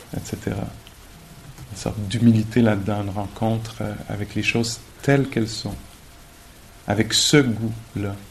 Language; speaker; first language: French; native; French